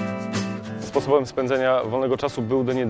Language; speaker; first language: Polish; native; Polish